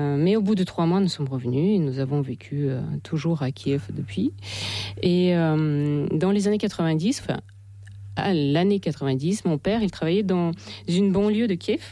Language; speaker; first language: French; non-native, fluent; Russian